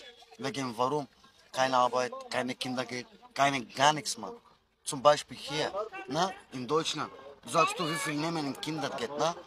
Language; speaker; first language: German; non-native, learner; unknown